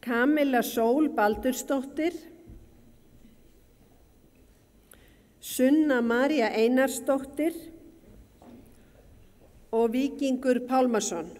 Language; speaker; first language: Icelandic; native; Icelandic